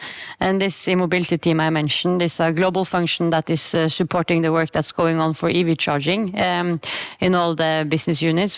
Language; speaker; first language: English; non-native, fluent; Norwegian